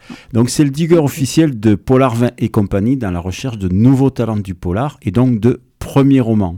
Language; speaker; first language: French; native; French